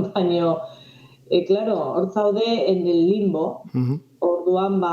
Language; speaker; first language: Basque; non-native, local second language; Spanish